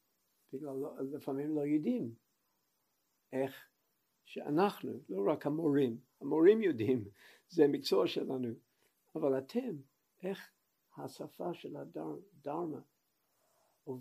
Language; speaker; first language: Hebrew; non-native, fluent; English